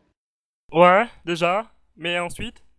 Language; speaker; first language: French; native; French